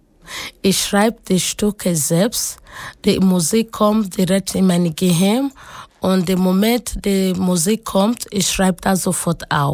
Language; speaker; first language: German; non-native, learner; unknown